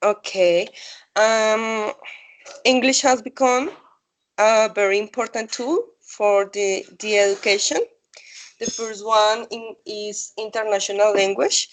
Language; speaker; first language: English; non-native, learner; Spanish